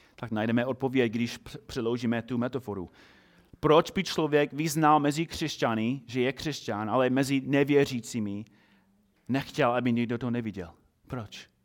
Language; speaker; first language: Czech; non-native, fluent; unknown